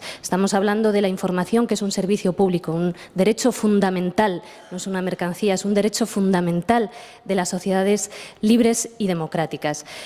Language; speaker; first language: Spanish; native; Spanish